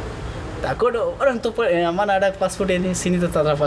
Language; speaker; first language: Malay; non-native, learner; Bangla